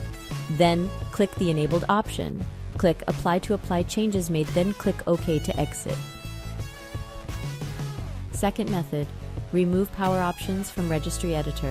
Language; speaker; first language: English; non-native, local second language; Filipino